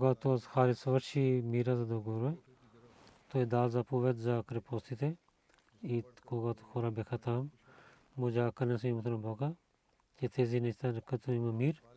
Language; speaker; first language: Bulgarian; non-native, learner; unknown